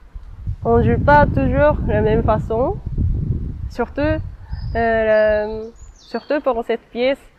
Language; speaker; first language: French; non-native, fluent; Japanese